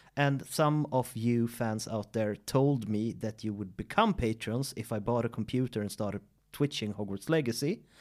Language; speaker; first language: English; non-native, fluent; Swedish